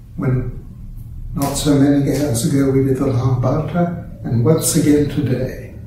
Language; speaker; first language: English; native; English